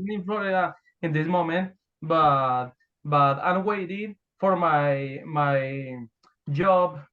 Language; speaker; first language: English; non-native, learner; Spanish